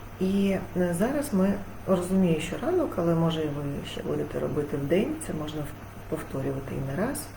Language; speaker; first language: Ukrainian; non-native, local second language; Russian